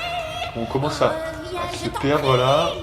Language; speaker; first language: French; native; French